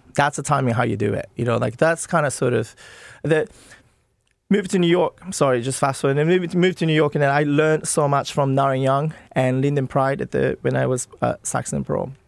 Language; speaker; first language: English; non-native, fluent; Japanese